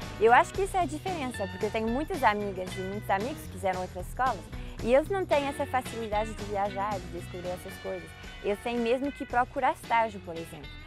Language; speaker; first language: Portuguese; early bilingual, heritage; Portuguese